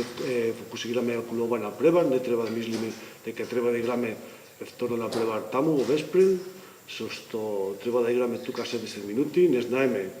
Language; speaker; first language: Macedonian; non-native, learner; Spanish